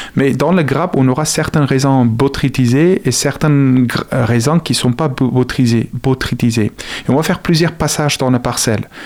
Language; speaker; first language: French; non-native, fluent; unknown